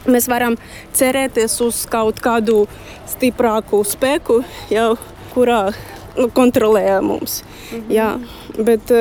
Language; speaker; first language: Latvian; non-native, learner; Russian